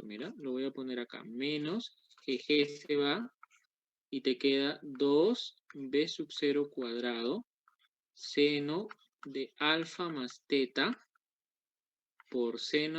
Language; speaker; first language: Spanish; native; Spanish